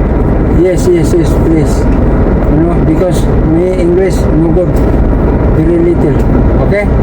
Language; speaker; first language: English; non-native, local second language; Cebuano